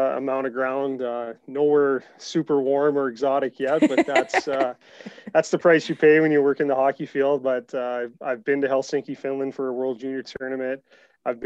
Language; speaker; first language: English; native; English